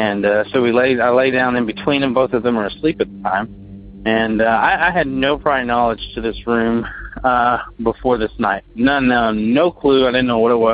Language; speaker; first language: English; native; English